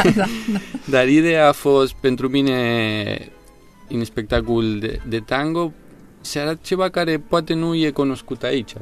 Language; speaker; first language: Romanian; non-native, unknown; Spanish